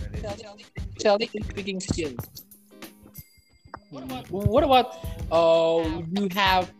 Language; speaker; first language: English; non-native, learner; Indonesian